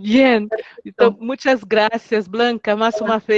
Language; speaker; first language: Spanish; non-native, fluent; Portuguese